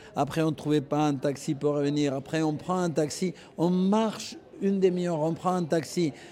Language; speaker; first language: French; non-native, fluent; Spanish